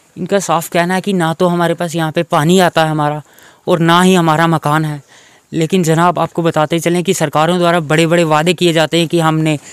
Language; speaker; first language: Hindi; non-native, local second language; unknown